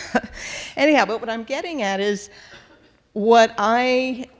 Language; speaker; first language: English; native; English